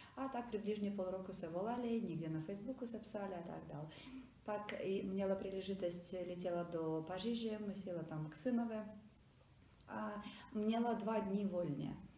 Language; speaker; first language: Czech; non-native, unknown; Tatar